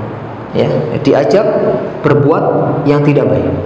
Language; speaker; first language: Indonesian; native; Indonesian